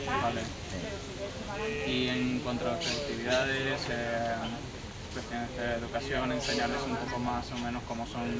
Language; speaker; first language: Spanish; native; Spanish